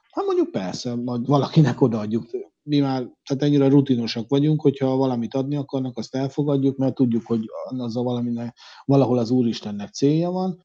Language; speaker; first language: Hungarian; native; Hungarian